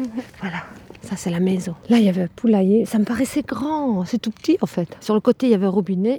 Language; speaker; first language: French; early bilingual, other home language; Italian